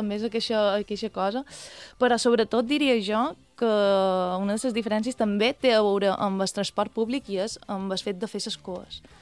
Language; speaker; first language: Catalan; native; Catalan